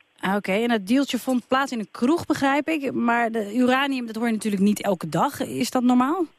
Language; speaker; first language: Dutch; native; Dutch